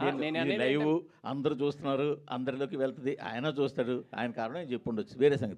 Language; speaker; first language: Telugu; native; Telugu